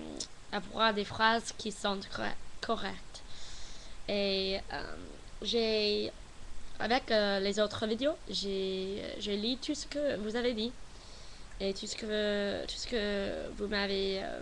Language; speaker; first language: French; non-native, learner; English